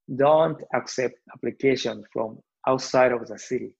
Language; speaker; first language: English; non-native, learner; Japanese